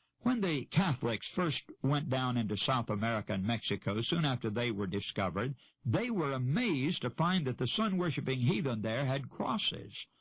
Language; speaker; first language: English; native; English